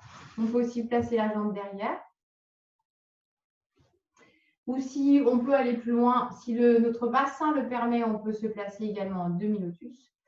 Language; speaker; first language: French; native; French